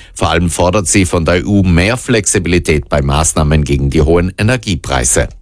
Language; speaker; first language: German; native; German